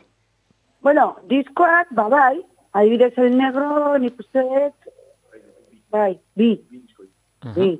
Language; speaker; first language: Basque; non-native, local second language; Spanish